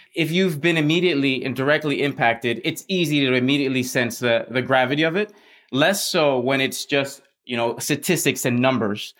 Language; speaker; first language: English; early bilingual, other home language; Spanish